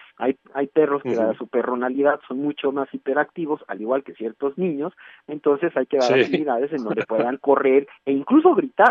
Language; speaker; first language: Spanish; native; Spanish